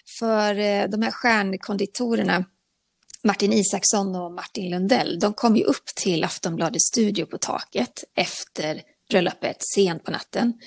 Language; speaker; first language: Swedish; native; Swedish